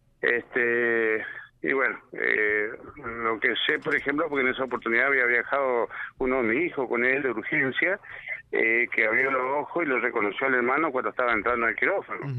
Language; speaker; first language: Spanish; native; Spanish